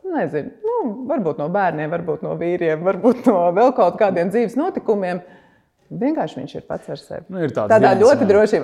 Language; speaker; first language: Latvian; native; Latvian